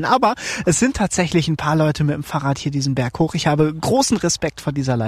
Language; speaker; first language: German; native; German